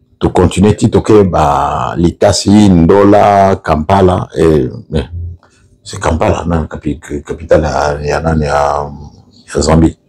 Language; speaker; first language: Lingala; non-native, local second language; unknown